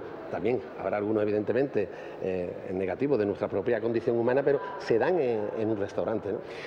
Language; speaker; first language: Spanish; native; Spanish